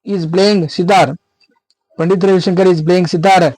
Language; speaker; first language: English; non-native, local second language; Kannada